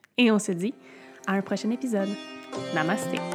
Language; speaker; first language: French; native; French